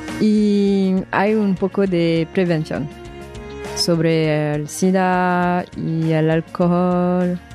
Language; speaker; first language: Spanish; non-native, fluent; French